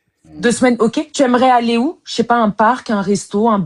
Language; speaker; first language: French; native; French